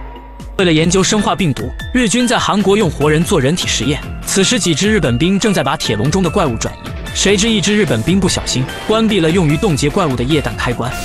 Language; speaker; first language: Chinese; native; Chinese